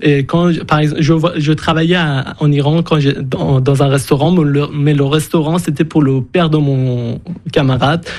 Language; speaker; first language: French; non-native, fluent; Persian